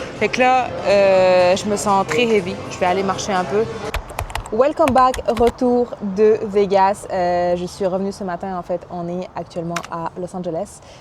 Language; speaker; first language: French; non-native, local second language; Arabic